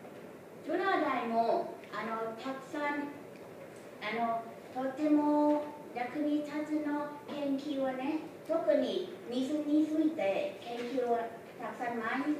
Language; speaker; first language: Japanese; non-native, fluent; Thai